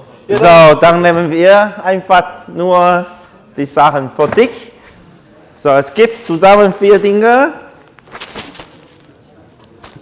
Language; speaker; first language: German; non-native, learner; Chinese